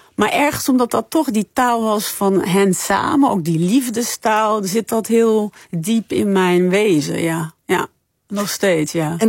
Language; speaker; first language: Dutch; early bilingual, other home language; French